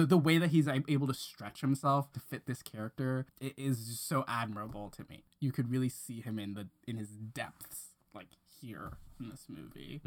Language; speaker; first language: English; non-native, local second language; Cantonese